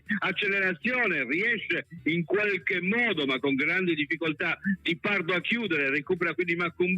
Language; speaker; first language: Italian; native; Italian